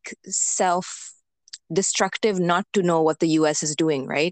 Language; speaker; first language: English; non-native, local second language; Urdu